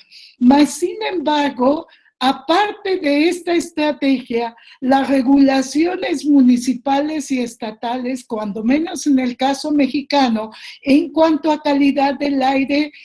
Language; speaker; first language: Spanish; native; Spanish